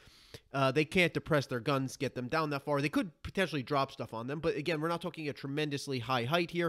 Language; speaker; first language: English; native; English